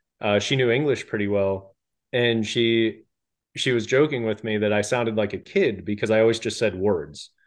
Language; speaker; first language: English; native; English